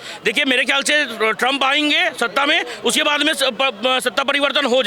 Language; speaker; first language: Hindi; native; Hindi